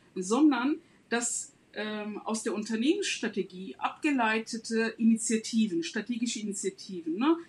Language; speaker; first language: German; non-native, fluent; Turkish